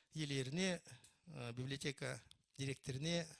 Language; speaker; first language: Kazakh; non-native, local second language; Russian